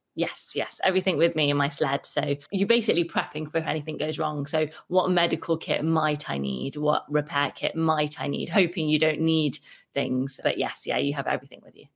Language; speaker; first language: English; native; English